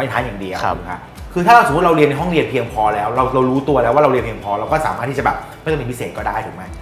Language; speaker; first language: Thai; native; Thai